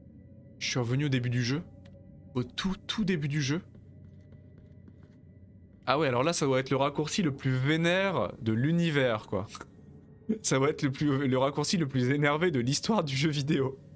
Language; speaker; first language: French; native; French